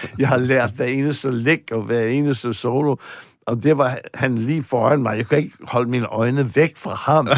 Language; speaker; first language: Danish; non-native, fluent; English